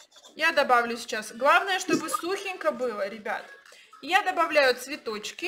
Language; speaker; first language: Russian; native; Russian